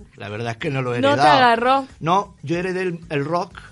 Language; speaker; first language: Spanish; native; Spanish